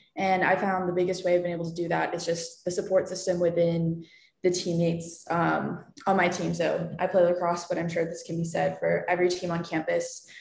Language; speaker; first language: English; native; English